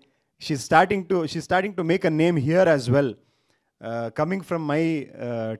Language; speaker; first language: Telugu; non-native, learner; Kannada